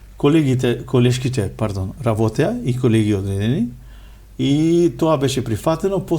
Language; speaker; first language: Macedonian; non-native, local second language; Romany